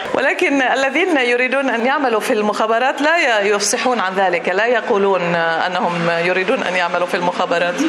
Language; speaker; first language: Arabic; native; Arabic